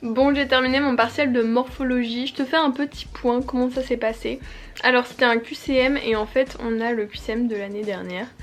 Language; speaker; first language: French; native; French